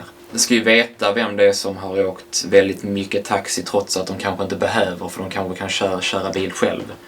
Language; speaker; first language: Swedish; native; Swedish